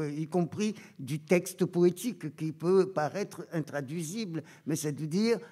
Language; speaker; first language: French; non-native, local second language; Ewe